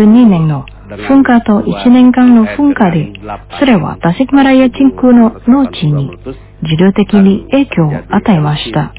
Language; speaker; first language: Japanese; non-native, fluent; Indonesian